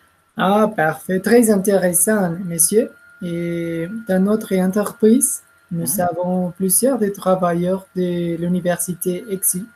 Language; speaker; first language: French; non-native, learner; Spanish